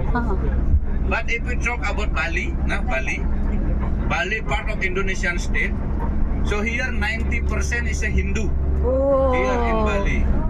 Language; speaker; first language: English; non-native, learner; Balinese